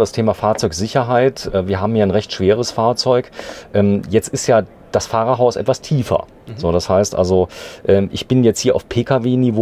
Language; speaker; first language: German; native; German